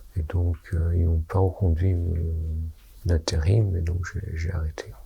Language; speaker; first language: French; native; French